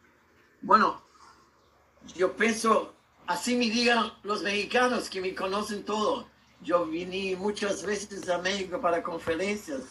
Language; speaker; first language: Spanish; non-native, learner; German